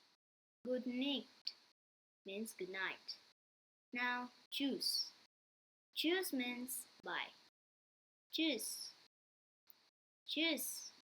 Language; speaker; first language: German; non-native, learner; English